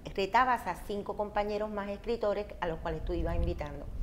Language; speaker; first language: Spanish; native; Spanish